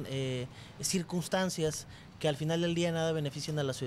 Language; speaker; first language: Spanish; native; Spanish